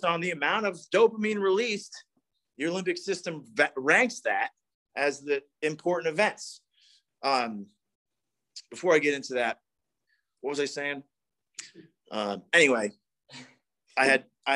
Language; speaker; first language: English; native; English